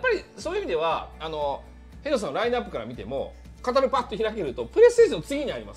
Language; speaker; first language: Japanese; native; Japanese